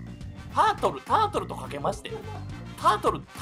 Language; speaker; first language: Japanese; native; Japanese